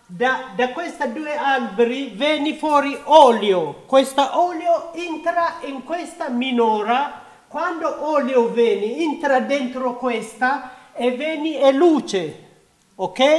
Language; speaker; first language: Italian; non-native, learner; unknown